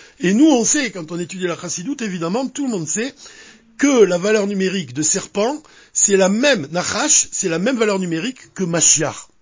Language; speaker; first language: French; native; French